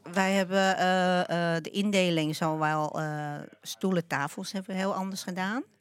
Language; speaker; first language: Dutch; early bilingual, other home language; Cantonese